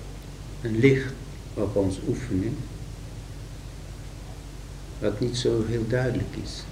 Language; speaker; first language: Dutch; native; Dutch